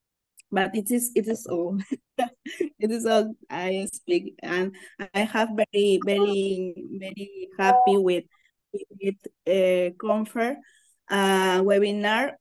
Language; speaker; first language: English; non-native, learner; Spanish